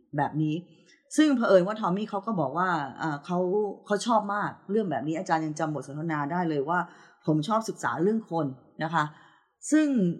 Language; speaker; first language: Thai; native; Thai